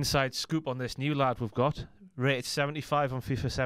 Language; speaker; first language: English; native; English